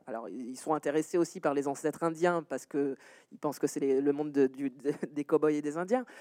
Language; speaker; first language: French; native; French